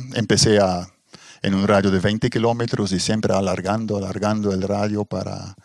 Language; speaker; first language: Spanish; non-native, fluent; Dutch